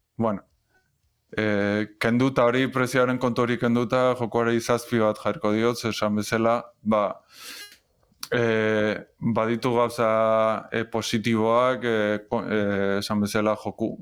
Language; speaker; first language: Basque; native; Basque